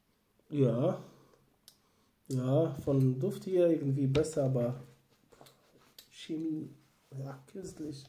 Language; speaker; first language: German; non-native, learner; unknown